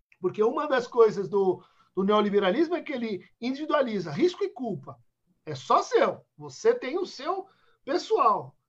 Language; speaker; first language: Portuguese; native; Portuguese